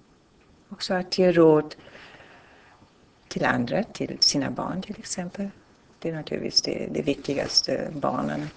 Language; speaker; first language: Swedish; non-native, fluent; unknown